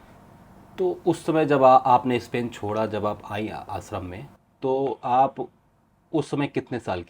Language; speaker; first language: Hindi; native; Hindi